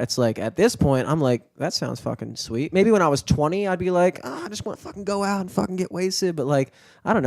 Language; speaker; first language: English; native; English